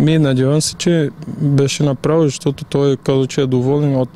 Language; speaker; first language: Bulgarian; non-native, learner; Portuguese